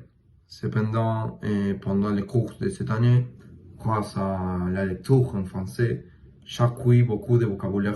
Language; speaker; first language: French; non-native, learner; Spanish